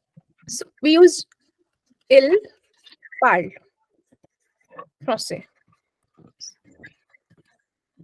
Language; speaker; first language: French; non-native, fluent; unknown